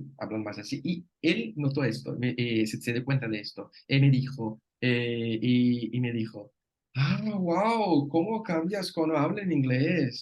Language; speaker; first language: Spanish; non-native, fluent; Portuguese